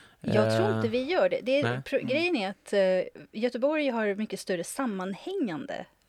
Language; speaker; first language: Swedish; native; Swedish